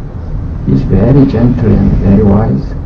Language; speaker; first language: English; non-native, learner; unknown